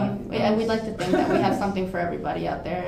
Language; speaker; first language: English; native; English